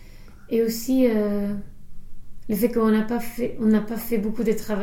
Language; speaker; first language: French; non-native, fluent; English